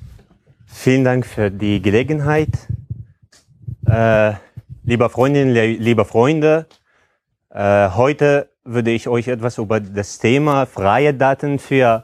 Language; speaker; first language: German; non-native, fluent; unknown